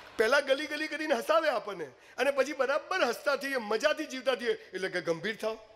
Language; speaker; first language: Gujarati; native; Gujarati